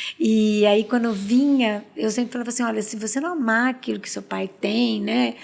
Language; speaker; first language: Portuguese; early bilingual, other home language; Spanish